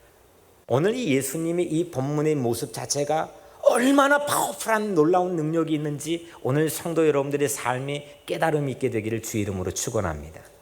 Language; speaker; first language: Korean; native; Korean